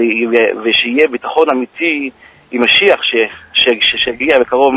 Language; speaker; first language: Hebrew; early bilingual, heritage; Hebrew